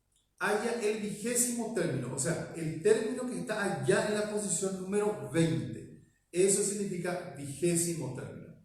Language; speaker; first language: Spanish; native; Spanish